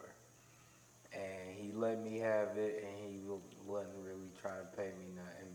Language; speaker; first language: English; native; English